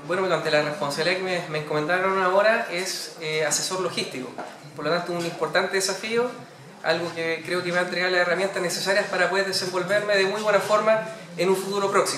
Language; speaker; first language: Spanish; native; Spanish